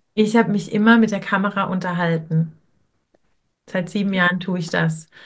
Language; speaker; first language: German; native; German